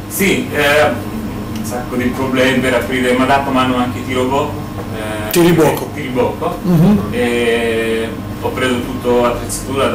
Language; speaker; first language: Italian; non-native, learner; Bangla